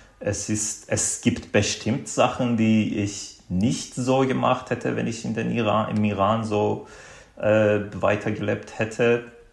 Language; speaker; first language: German; non-native, fluent; Azerbaijani